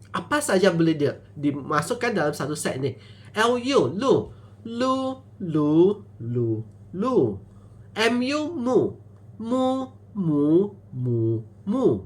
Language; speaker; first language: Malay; non-native, local second language; Min Nan Chinese